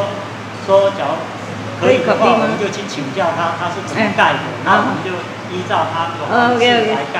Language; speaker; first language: Chinese; native; Chinese